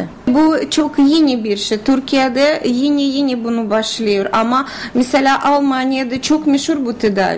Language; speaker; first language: Turkish; non-native, learner; Russian